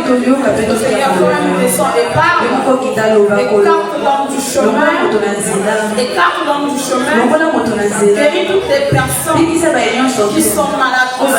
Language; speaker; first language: French; non-native, local second language; Lingala